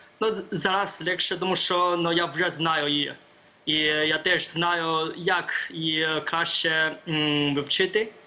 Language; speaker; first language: Ukrainian; non-native, learner; Chinese